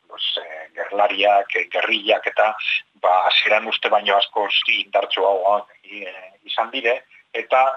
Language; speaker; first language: Basque; native; Basque